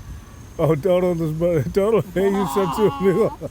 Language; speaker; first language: Spanish; non-native, learner; English